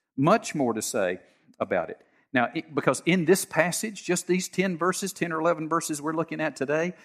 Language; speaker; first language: English; native; English